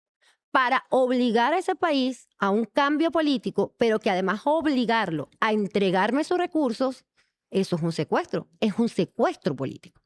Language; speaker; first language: Spanish; native; Spanish